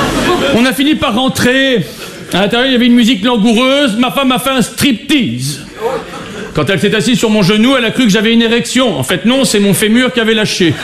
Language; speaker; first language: French; native; French